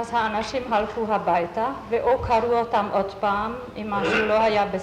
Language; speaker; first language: Hebrew; non-native, fluent; German